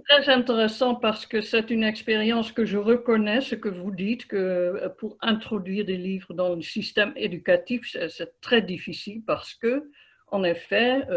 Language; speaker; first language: French; non-native, fluent; Dutch